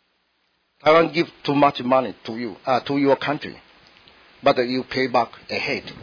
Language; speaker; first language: English; non-native, learner; Min Nan Chinese